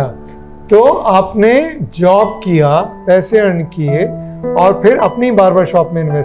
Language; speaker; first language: Hindi; native; Hindi